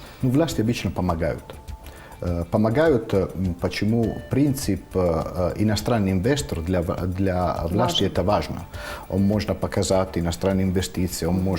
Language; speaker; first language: Russian; non-native, fluent; Italian